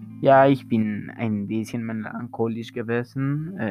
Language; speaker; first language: German; non-native, learner; Spanish